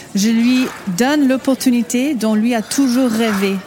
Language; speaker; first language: French; non-native, fluent; English